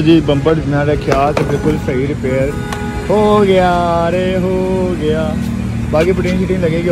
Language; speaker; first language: Urdu; non-native, local second language; Punjabi